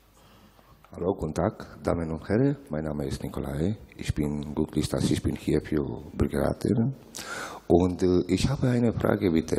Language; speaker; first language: German; non-native, learner; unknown